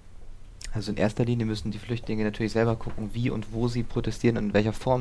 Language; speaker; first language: German; native; German